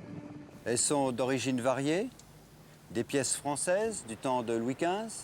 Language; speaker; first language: French; native; French